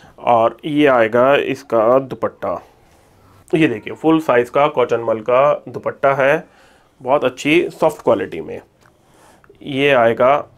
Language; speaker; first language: Hindi; native; Hindi